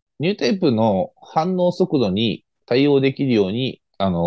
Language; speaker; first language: Japanese; native; Japanese